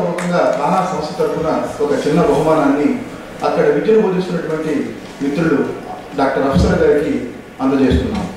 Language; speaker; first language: Telugu; native; Telugu